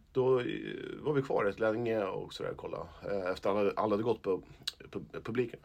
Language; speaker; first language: Swedish; native; Swedish